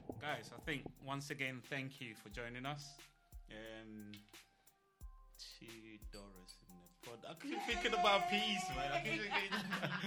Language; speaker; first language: English; non-native, local second language; Akan